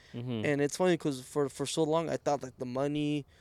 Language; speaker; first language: English; early bilingual, other home language; Spanish